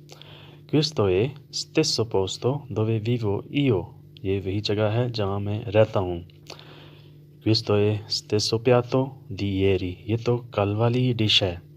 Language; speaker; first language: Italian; non-native, fluent; Urdu